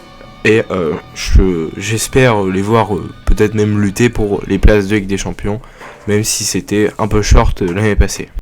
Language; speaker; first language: French; native; French